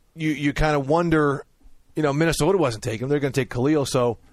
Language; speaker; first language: English; native; English